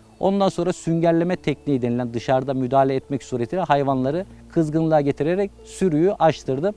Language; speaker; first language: Turkish; early bilingual, heritage; Turkish